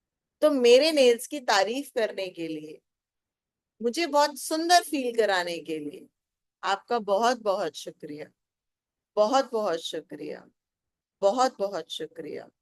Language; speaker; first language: Hindi; native; Hindi